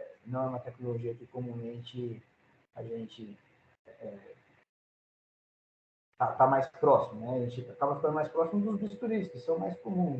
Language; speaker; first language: Portuguese; native; Portuguese